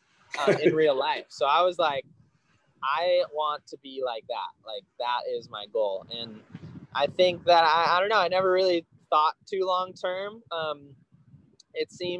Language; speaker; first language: English; native; English